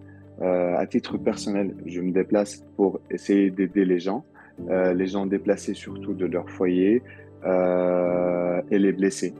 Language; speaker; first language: French; non-native, local second language; Arabic